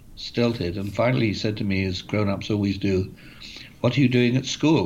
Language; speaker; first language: English; native; English